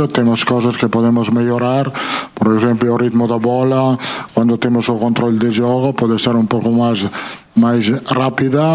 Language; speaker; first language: Portuguese; non-native, fluent; Italian